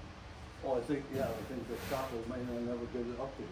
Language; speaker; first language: English; native; English